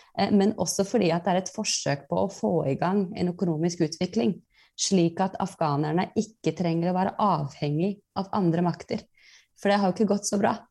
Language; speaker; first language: Norwegian; early bilingual, other home language; Persian